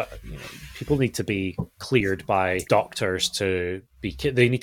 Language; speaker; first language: English; native; English